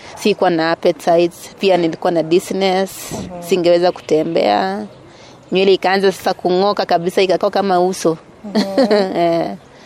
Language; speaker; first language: Swahili; non-native, local second language; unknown